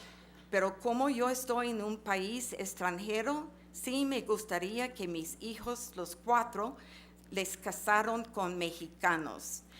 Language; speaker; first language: Spanish; non-native, fluent; English